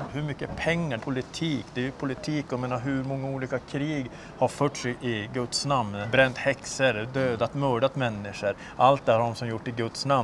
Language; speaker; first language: Swedish; native; Swedish